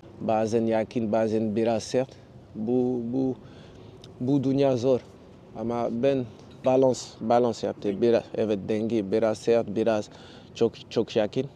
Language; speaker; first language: Turkish; non-native, learner; French